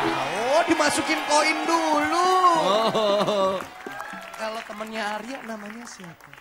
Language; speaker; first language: Indonesian; native; Indonesian